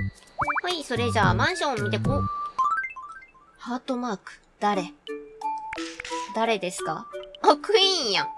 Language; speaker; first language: Japanese; native; Japanese